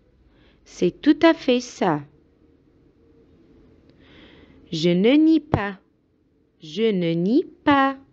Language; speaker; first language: French; non-native, fluent; Arabic